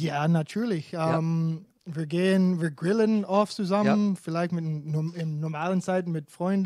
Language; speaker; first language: German; non-native, fluent; English